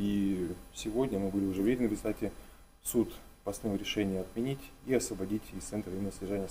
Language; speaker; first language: Russian; native; Russian